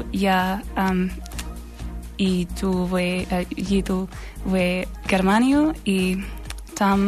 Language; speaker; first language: Russian; non-native, learner; English